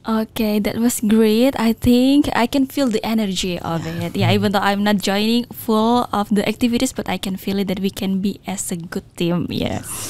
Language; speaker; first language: English; non-native, learner; Indonesian